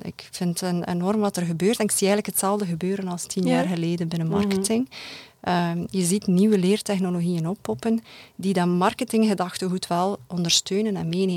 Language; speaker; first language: Dutch; native; Dutch